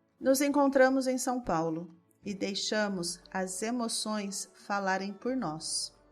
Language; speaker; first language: Portuguese; native; Portuguese